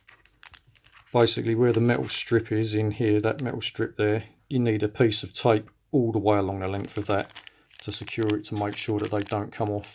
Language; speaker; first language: English; native; English